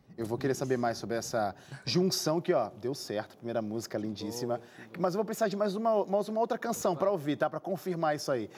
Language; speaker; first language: Portuguese; native; Portuguese